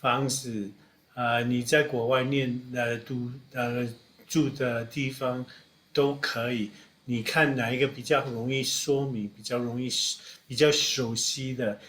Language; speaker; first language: Chinese; non-native, fluent; English